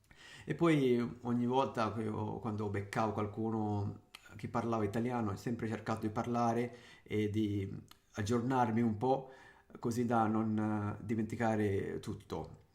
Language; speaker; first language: Italian; non-native, fluent; Sinhala